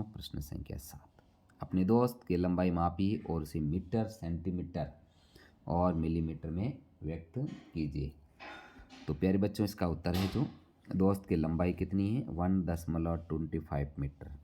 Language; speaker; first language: Hindi; native; Hindi